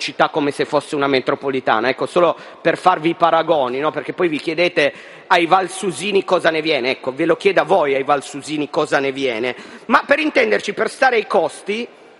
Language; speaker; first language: Italian; native; Italian